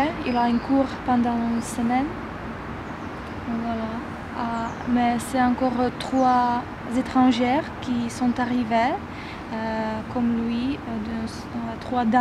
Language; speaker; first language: French; non-native, fluent; Czech